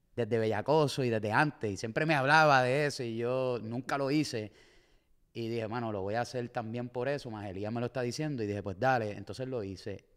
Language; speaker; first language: Spanish; native; Spanish